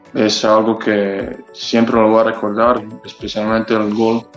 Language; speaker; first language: Spanish; early bilingual, other home language; Croatian